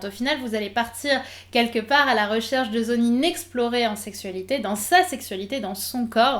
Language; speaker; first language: French; native; French